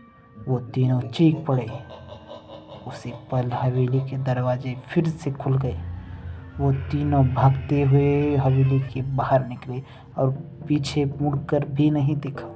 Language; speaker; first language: Hindi; native; Hindi